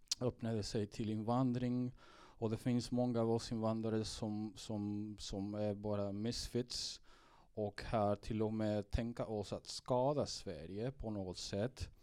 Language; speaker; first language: Swedish; non-native, fluent; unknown